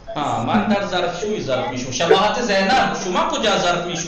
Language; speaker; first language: Persian; non-native, fluent; Urdu